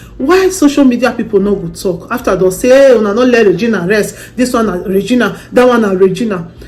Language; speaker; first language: Nigerian Pidgin; native; Nigerian Pidgin